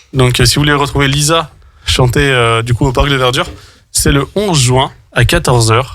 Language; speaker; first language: French; native; French